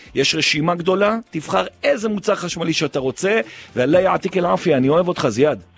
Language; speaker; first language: Hebrew; native; Hebrew